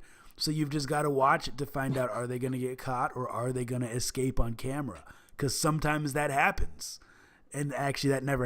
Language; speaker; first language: English; native; English